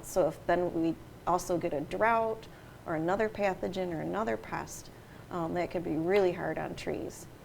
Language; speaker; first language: English; native; English